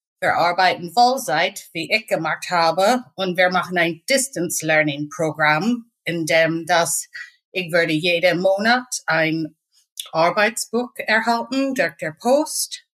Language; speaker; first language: German; non-native, fluent; English